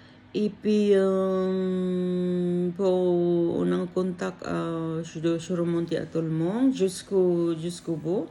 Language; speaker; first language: French; non-native, learner; Filipino